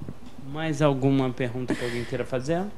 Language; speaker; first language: Portuguese; native; Portuguese